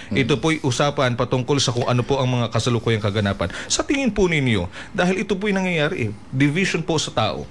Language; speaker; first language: Filipino; non-native, local second language; Cebuano